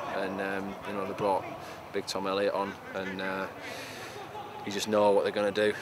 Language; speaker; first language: English; native; English